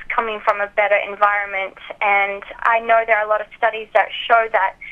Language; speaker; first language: English; native; English